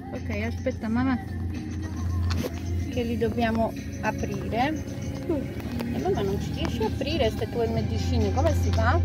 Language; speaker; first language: Italian; non-native, learner; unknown